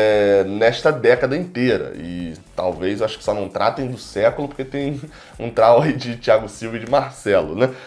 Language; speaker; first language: Portuguese; native; Portuguese